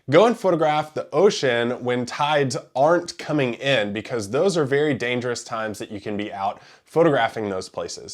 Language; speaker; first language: English; native; English